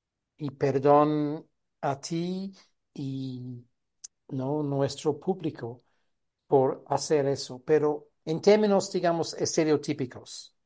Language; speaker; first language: Spanish; non-native, fluent; English